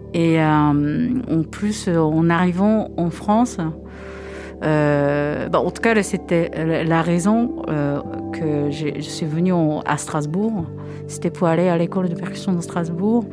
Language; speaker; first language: French; non-native, fluent; Japanese